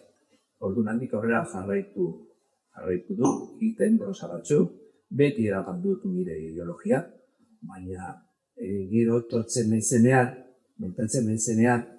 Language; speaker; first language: Basque; non-native, local second language; Spanish